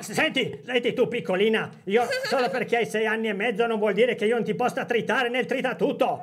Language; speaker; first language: Italian; native; Italian